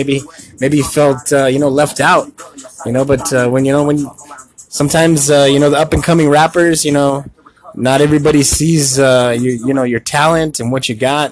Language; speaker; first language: English; native; English